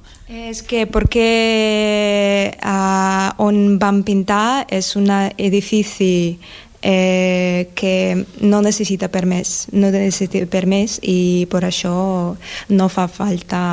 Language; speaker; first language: Catalan; non-native, learner; Russian